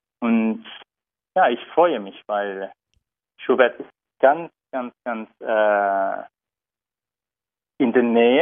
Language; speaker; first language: German; non-native, learner; Turkish